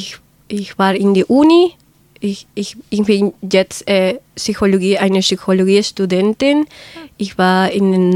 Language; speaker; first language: German; non-native, learner; Spanish